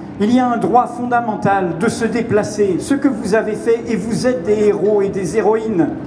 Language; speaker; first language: French; native; French